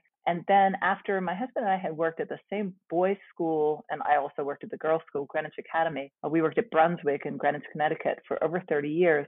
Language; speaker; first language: English; native; English